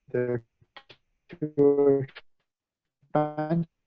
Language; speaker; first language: English; native; English